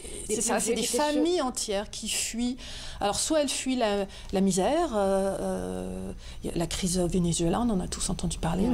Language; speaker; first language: French; native; French